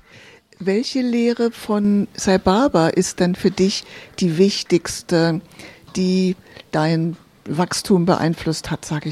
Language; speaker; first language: German; native; German